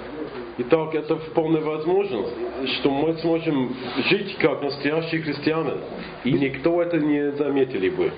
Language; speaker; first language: Russian; non-native, fluent; English